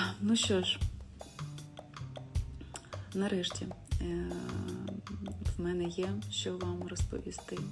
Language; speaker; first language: Ukrainian; non-native, local second language; Russian